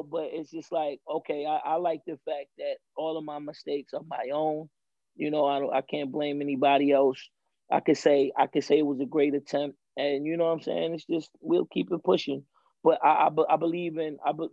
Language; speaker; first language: English; native; English